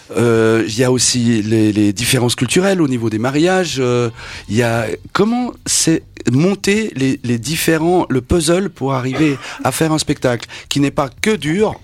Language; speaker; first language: French; native; French